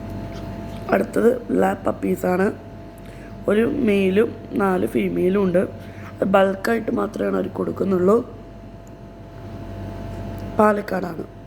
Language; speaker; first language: Malayalam; native; Malayalam